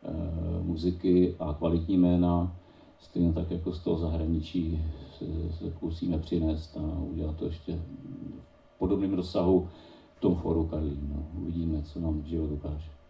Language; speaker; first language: Czech; native; Czech